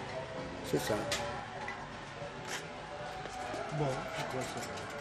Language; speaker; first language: French; non-native, fluent; English